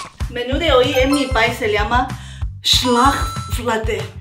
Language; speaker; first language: Spanish; non-native, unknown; Korean